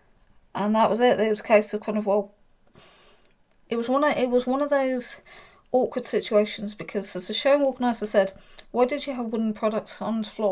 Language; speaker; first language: English; native; English